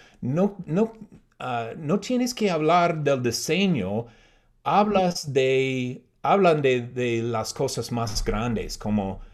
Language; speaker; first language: Spanish; non-native, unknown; English